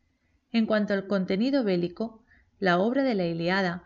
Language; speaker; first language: Spanish; native; Spanish